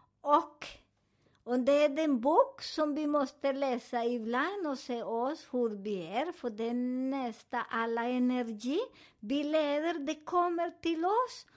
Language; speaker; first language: Swedish; non-native, fluent; Spanish